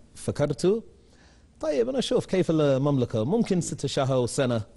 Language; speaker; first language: Arabic; non-native, learner; English